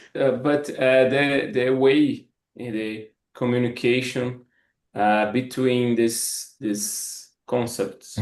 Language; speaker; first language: English; non-native, learner; Portuguese